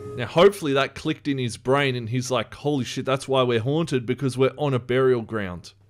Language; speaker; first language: English; native; English